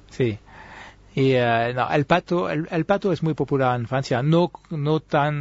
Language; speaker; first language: Spanish; non-native, fluent; French